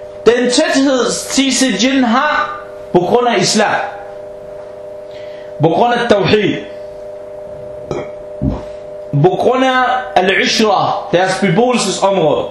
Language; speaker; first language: Danish; early bilingual, heritage; Danish